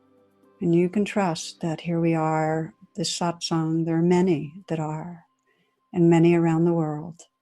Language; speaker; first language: English; native; English